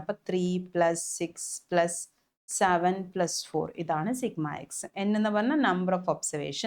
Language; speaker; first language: Malayalam; native; Malayalam